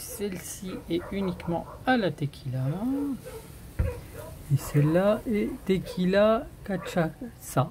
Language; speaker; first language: French; native; French